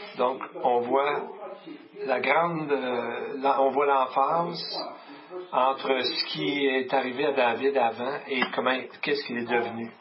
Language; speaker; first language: French; native; French